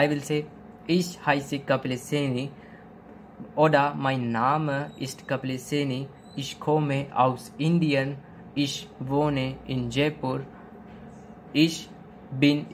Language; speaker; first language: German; non-native, learner; Hindi